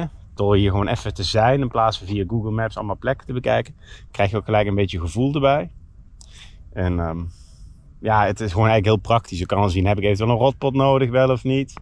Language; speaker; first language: Dutch; native; Dutch